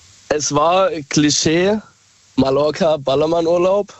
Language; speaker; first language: German; native; German